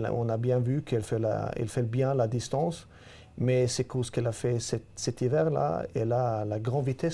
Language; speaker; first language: French; non-native, fluent; Swedish